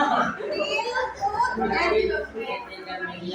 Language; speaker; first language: English; non-native, fluent; Indonesian